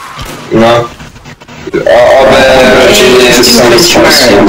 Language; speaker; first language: Polish; early bilingual, heritage; Polish